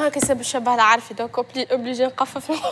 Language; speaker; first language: Arabic; native; Arabic